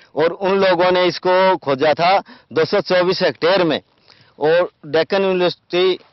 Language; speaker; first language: Hindi; native; Hindi